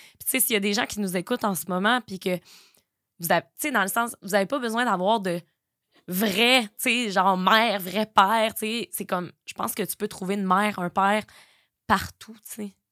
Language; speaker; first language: French; native; French